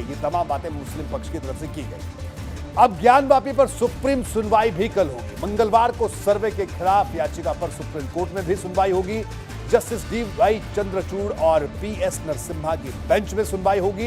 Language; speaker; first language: Hindi; native; Hindi